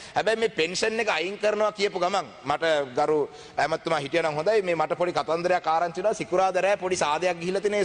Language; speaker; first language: Sinhala; non-native, local second language; Tamil